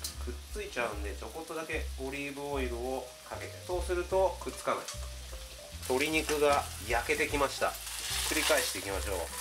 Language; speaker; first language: Japanese; native; Japanese